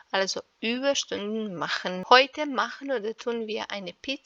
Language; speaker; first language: German; non-native, fluent; Serbian